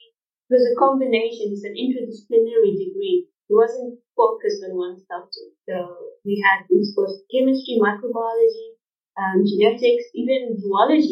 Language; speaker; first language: English; non-native, fluent; Arabic